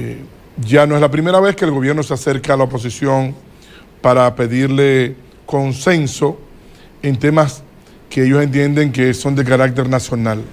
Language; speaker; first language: Spanish; native; Spanish